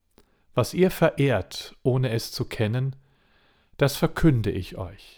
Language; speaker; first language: German; native; German